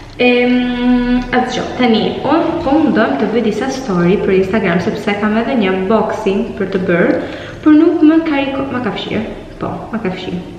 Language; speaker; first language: Albanian; early bilingual, heritage; Albanian